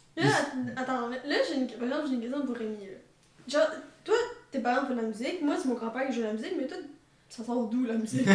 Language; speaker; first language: French; native; French